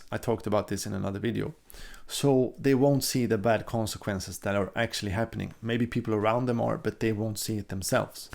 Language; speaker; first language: English; non-native, fluent; Swedish